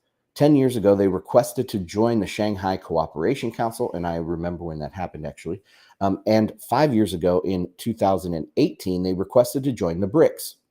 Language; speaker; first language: English; native; English